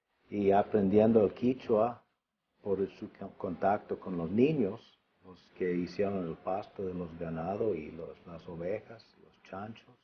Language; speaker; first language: Spanish; early bilingual, other home language; English